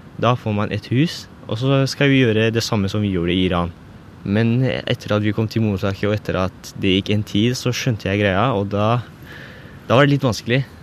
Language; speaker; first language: Norwegian; early bilingual, other home language; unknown